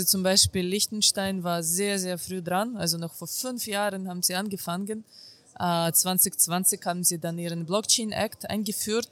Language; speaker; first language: German; non-native, fluent; Ukrainian